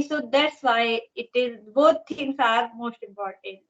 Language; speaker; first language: English; non-native, learner; Hindi